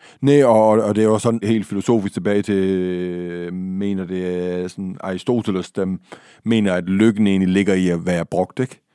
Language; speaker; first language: Danish; native; Danish